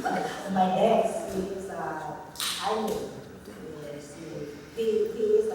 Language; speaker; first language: English; non-native, learner; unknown